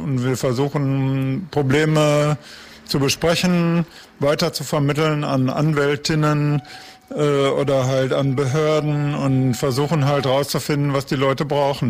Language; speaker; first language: German; native; German